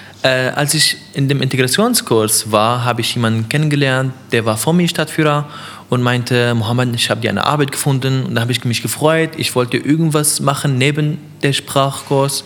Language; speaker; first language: German; non-native, fluent; Arabic